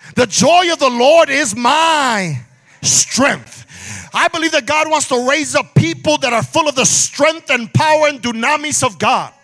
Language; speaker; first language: English; early bilingual, other home language; Spanish